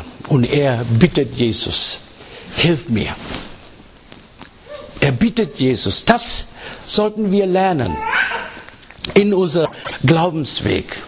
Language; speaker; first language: German; non-native, fluent; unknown